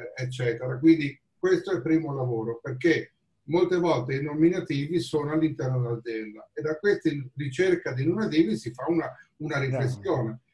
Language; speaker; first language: Italian; native; Italian